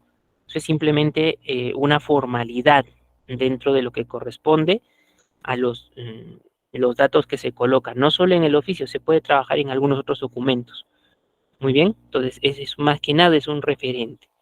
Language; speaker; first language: Spanish; native; Spanish